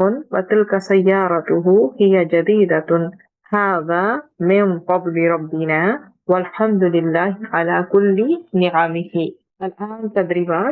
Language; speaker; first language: Arabic; non-native, fluent; Urdu